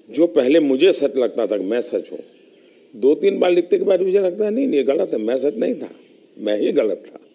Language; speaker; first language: Hindi; non-native, local second language; Gujarati